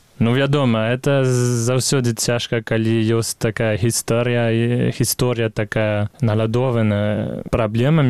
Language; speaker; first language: Belarusian; non-native, fluent; French